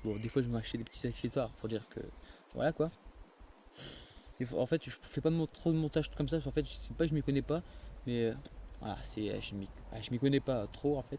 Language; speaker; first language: French; native; French